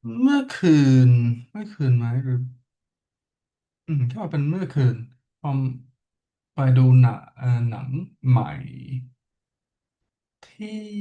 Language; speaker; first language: Thai; non-native, learner; English